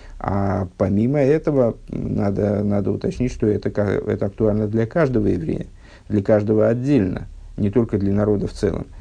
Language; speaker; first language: Russian; native; Russian